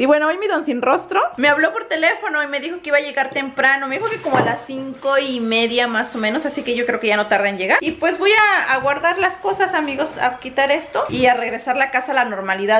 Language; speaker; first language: Spanish; native; Spanish